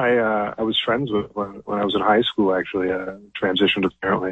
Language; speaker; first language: English; native; English